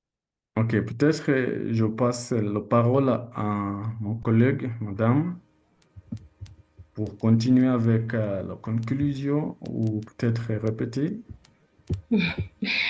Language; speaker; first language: French; non-native, learner; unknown